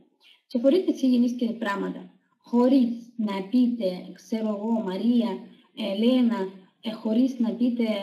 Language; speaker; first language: Greek; non-native, learner; Russian